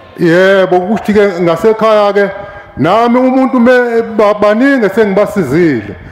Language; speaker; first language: Zulu; native; Zulu